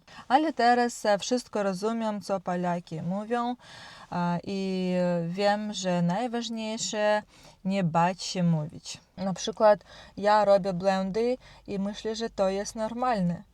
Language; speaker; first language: Polish; non-native, learner; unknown